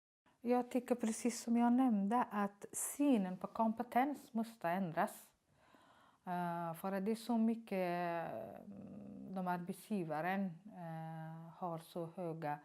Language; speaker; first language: Swedish; non-native, learner; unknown